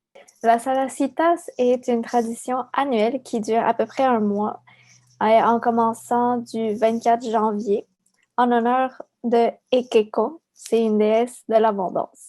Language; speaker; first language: French; early bilingual, other home language; Spanish